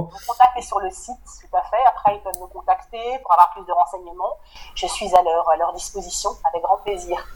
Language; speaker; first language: French; native; French